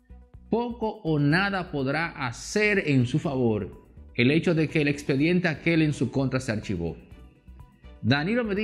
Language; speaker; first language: Spanish; native; Spanish